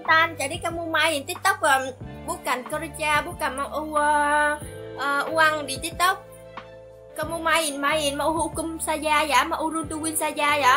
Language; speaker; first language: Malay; non-native, learner; Vietnamese